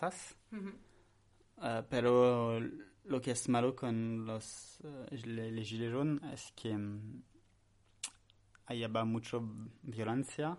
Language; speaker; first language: Spanish; non-native, learner; French